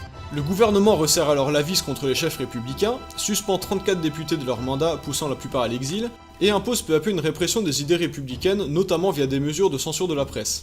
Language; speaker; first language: French; native; French